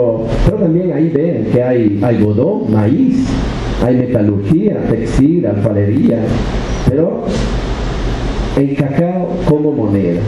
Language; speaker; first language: Spanish; non-native, fluent; Italian